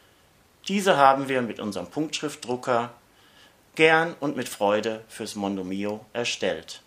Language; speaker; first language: German; native; German